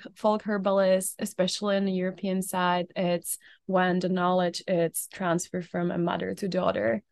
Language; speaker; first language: English; non-native, fluent; Czech